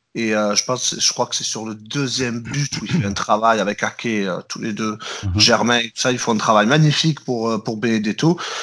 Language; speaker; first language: French; native; French